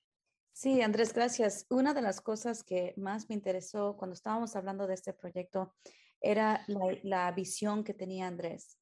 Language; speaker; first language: Spanish; early bilingual, heritage; Spanish